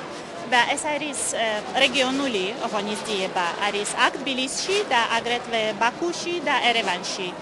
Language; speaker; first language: Georgian; non-native, fluent; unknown